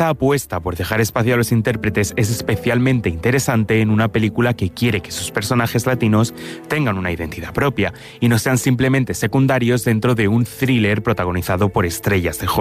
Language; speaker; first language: Spanish; native; Spanish